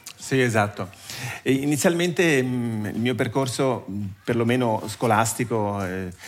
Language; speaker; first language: Italian; native; Italian